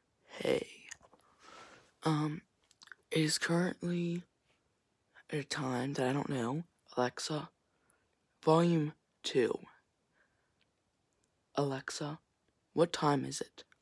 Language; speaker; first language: English; native; English